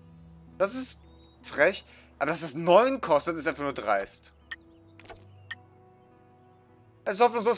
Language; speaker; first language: German; native; German